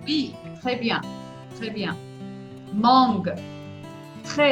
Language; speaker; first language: French; non-native, fluent; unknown